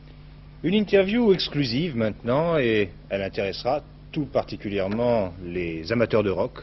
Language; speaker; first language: French; native; French